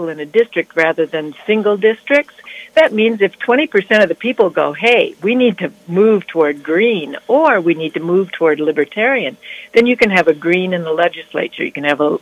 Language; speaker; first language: English; native; English